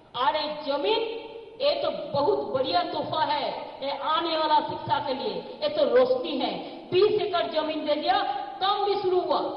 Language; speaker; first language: Hindi; non-native, local second language; Bangla